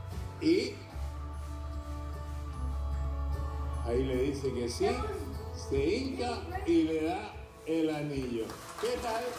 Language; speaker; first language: Spanish; native; Spanish